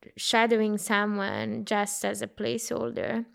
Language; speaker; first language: English; non-native, fluent; Italian